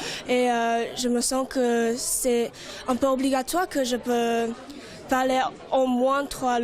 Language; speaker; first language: French; non-native, learner; Chinese